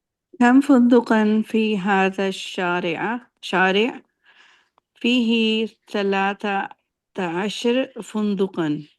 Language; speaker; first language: Arabic; non-native, learner; English